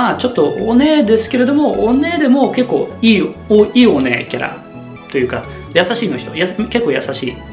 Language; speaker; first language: Japanese; non-native, fluent; German